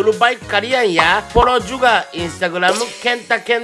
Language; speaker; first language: Indonesian; non-native, learner; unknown